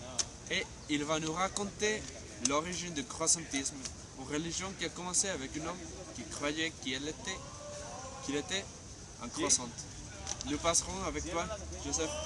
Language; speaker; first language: French; non-native, learner; Spanish